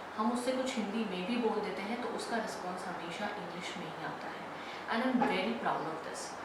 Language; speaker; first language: Hindi; native; Hindi